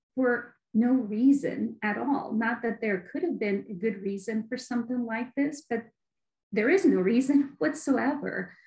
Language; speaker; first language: English; non-native, fluent; Ukrainian